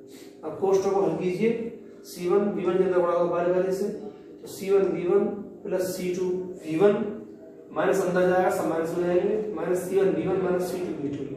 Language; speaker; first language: Hindi; native; Hindi